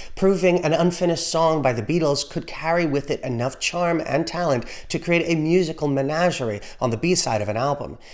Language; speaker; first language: English; native; English